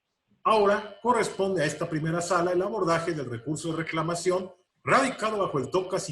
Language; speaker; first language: Spanish; native; Spanish